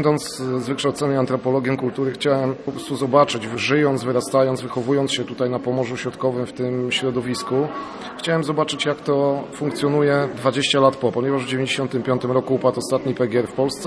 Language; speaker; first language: Polish; native; Polish